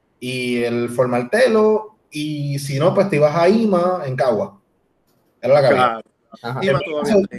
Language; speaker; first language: Spanish; native; Spanish